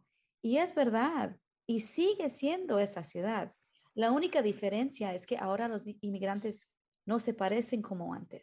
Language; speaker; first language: Spanish; early bilingual, heritage; Spanish